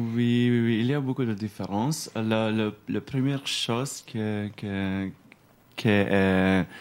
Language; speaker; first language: French; non-native, learner; Macedonian